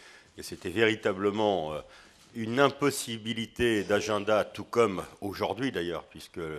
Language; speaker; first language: French; native; French